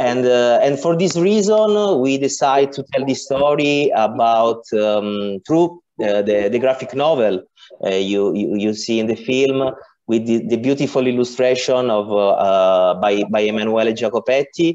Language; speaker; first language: English; non-native, learner; Italian